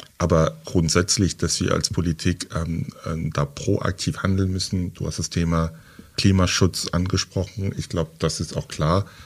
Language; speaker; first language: German; early bilingual, other home language; French